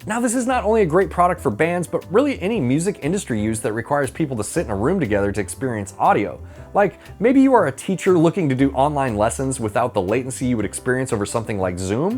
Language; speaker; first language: English; native; English